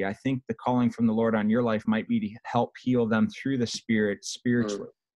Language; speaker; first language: English; native; English